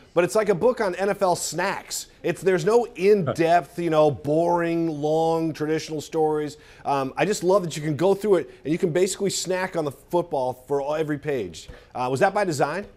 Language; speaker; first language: English; native; English